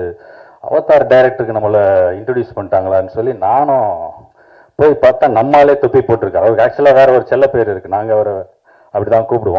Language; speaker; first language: Tamil; native; Tamil